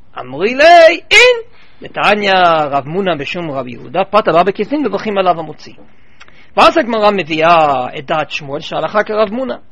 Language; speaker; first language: Hebrew; non-native, fluent; English